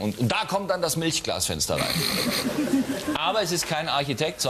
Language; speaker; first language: German; native; German